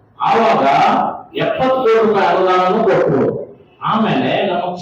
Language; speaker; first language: Kannada; non-native, local second language; Lambadi